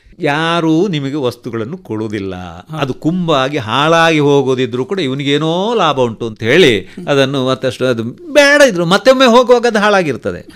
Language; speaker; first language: Kannada; non-native, local second language; Tulu